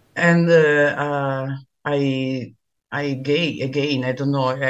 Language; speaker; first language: English; non-native, learner; Italian